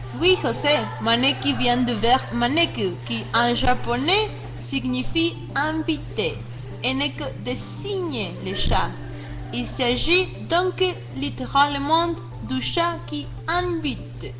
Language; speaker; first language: French; non-native, learner; Spanish